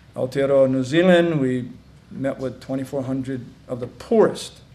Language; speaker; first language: English; native; English